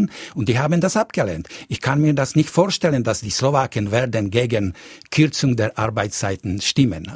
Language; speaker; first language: German; non-native, fluent; Slovak